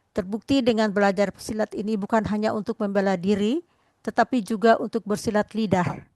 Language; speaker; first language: Malay; non-native, local second language; Minangkabau